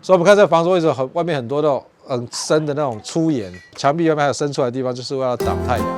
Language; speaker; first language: Chinese; native; Chinese